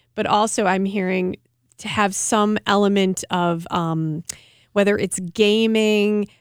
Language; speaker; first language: English; native; English